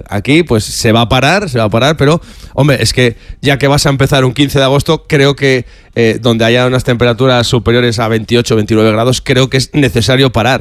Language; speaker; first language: Spanish; native; Spanish